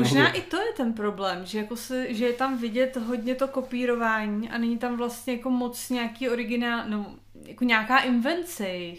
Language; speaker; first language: Czech; native; Czech